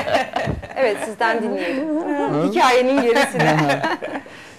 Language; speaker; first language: Turkish; native; Turkish